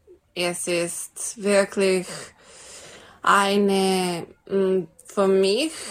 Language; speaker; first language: German; non-native, learner; Serbian